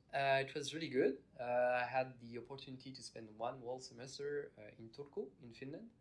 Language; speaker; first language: English; non-native, fluent; French